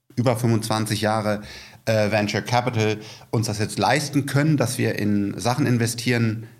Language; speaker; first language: German; native; German